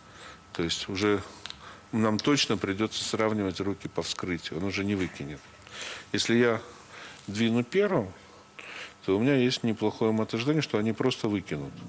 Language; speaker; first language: Russian; native; Russian